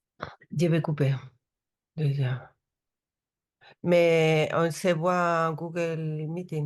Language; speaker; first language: French; non-native, learner; Spanish